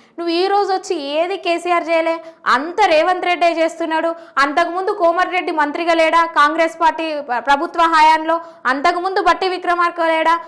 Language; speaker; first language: Telugu; native; Telugu